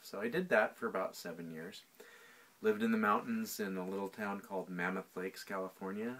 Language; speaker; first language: English; native; English